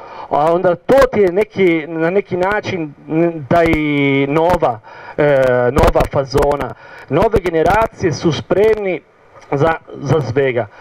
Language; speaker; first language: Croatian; non-native, learner; Italian